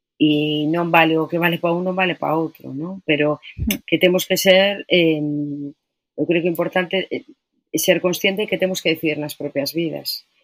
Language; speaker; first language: Galician; non-native, local second language; Spanish